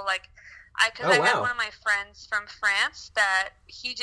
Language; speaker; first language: English; non-native, fluent; French